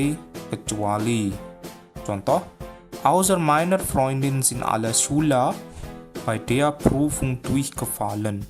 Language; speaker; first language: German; non-native, fluent; Indonesian